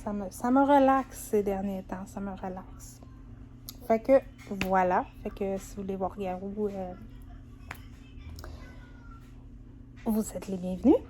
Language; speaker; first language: French; native; French